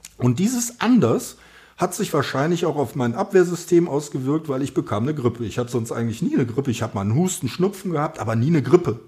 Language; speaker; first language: German; native; German